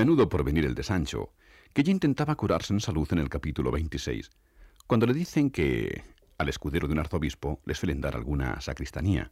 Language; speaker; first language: Spanish; native; Spanish